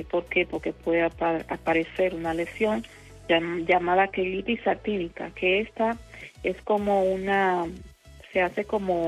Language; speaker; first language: Spanish; native; Spanish